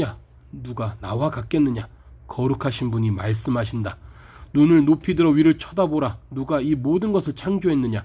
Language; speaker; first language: Korean; native; Korean